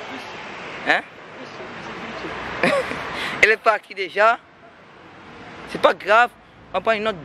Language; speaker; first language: French; non-native, local second language; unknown